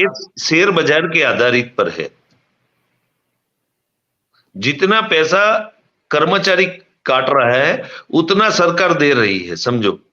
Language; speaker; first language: Hindi; non-native, local second language; Gujarati